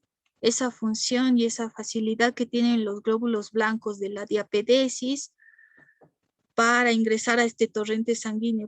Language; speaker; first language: Spanish; native; Spanish